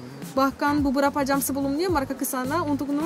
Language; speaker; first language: Indonesian; non-native, fluent; Turkish